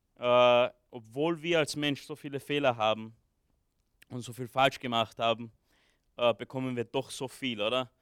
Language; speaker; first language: German; early bilingual, other home language; Romanian